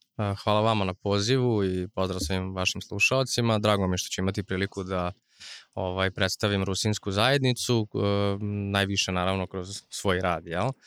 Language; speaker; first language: Serbian; non-native, local second language; Rusyn